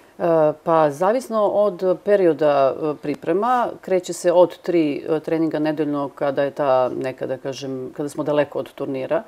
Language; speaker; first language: Serbian; native; Serbian